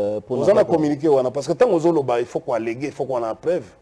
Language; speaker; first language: French; non-native, local second language; Lingala